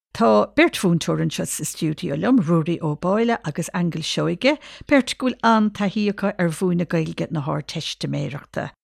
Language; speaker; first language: Irish; native; Irish